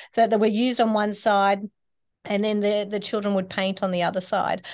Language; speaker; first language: English; native; English